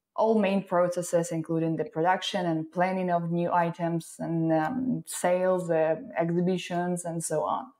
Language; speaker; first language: English; non-native, fluent; Ukrainian